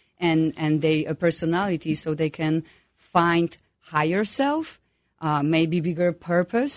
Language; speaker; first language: English; non-native, fluent; Polish